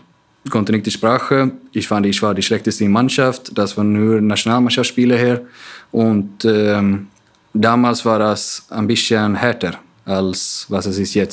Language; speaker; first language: German; non-native, fluent; Swedish